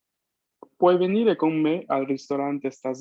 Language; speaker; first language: Italian; non-native, fluent; Spanish